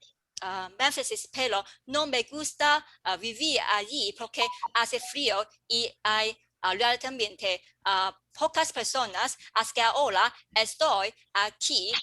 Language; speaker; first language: Spanish; non-native, learner; English